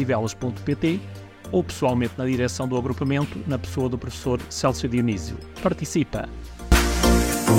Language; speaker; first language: Portuguese; native; Portuguese